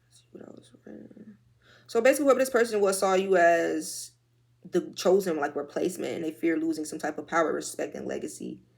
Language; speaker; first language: English; native; English